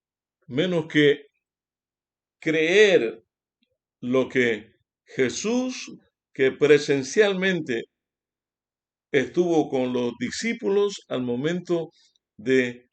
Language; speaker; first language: Spanish; native; Spanish